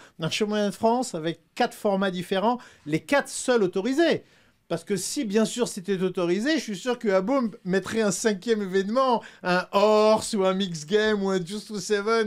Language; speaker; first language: French; native; French